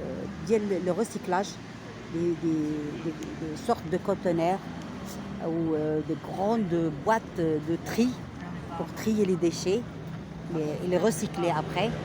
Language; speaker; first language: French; non-native, local second language; Arabic